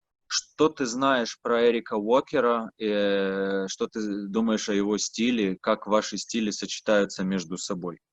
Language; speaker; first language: Russian; native; Russian